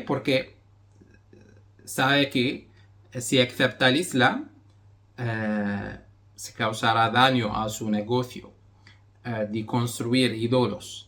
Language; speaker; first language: Spanish; non-native, fluent; Arabic